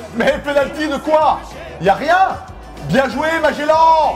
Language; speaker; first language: French; native; French